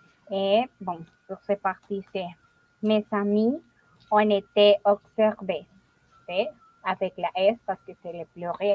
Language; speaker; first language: French; non-native, learner; Spanish